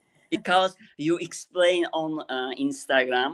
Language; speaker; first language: English; non-native, learner; Azerbaijani